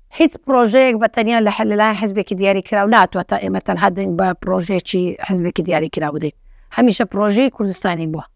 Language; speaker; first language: Central Kurdish; non-native, local second language; Turkish